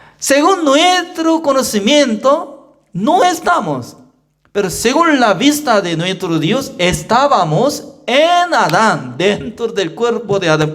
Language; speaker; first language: Spanish; non-native, fluent; Korean